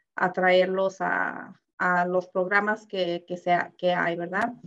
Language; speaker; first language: Spanish; early bilingual, heritage; Spanish